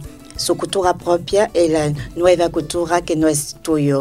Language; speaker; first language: Spanish; non-native, learner; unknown